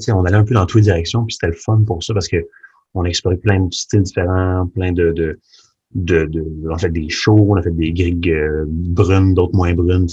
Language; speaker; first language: French; early bilingual, other home language; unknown